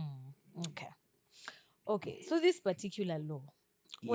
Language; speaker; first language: English; non-native, local second language; Swahili